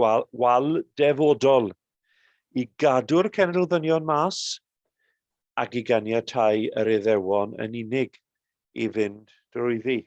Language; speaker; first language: Welsh; native; Welsh